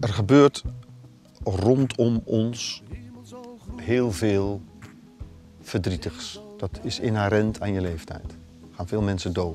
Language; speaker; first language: Dutch; native; Dutch